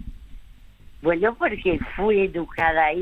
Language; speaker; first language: Spanish; early bilingual, other home language; French